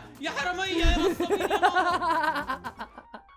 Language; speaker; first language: Arabic; native; Arabic